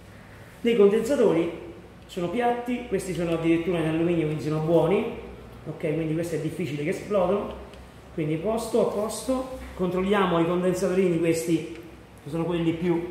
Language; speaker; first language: Italian; native; Italian